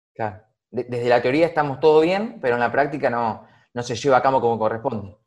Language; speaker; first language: Spanish; native; Spanish